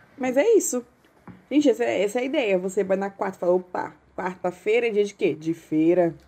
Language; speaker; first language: Portuguese; native; Portuguese